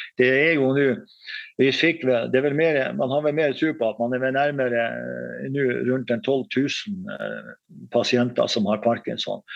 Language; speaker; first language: Norwegian; native; Norwegian